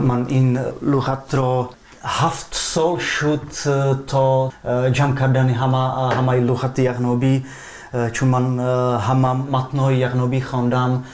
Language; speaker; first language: Persian; non-native, fluent; Czech